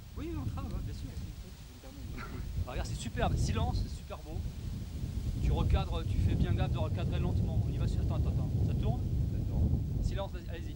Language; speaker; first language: French; native; French